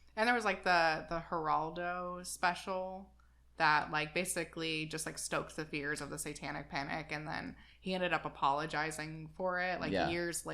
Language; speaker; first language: English; native; English